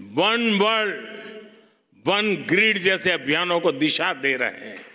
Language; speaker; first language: Hindi; non-native, local second language; Gujarati